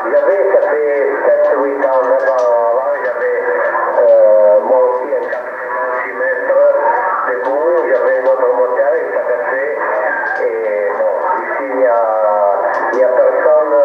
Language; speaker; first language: French; non-native, fluent; Italian